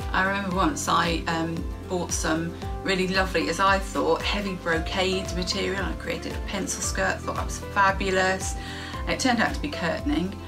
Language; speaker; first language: English; native; English